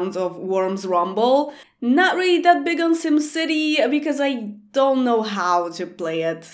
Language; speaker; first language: English; non-native, fluent; Polish